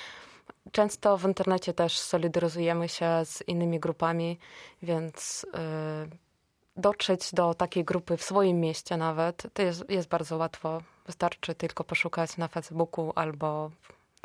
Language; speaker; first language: Polish; non-native, fluent; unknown